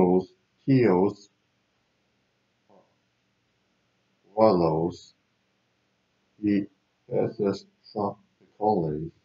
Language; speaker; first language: Spanish; non-native, learner; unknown